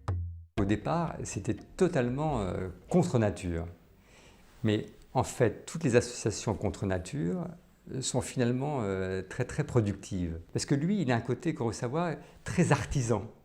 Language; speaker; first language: French; native; French